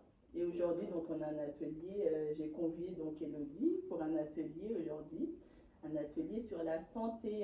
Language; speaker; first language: French; native; French